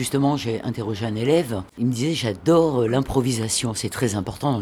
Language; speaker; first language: French; native; French